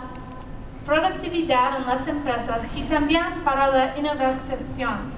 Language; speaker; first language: Spanish; non-native, learner; English